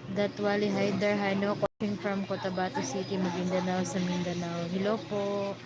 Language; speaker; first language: Filipino; non-native, local second language; Cebuano